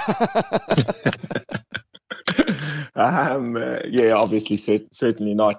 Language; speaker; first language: English; native; English